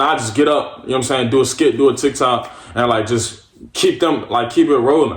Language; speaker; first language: English; native; English